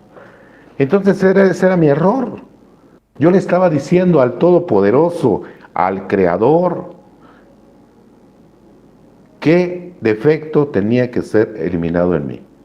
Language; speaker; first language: Spanish; native; Spanish